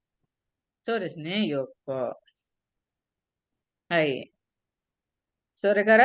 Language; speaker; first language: Japanese; non-native, fluent; Indonesian